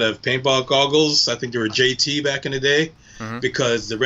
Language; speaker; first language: English; native; English